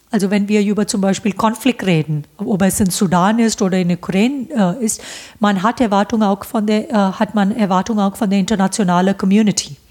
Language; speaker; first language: German; non-native, fluent; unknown